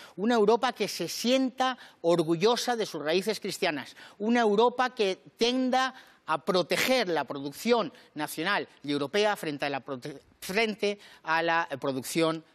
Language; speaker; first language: Spanish; native; Spanish